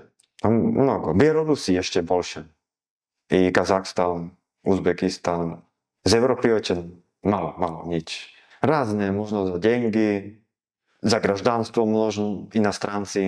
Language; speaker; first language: Russian; non-native, learner; Slovak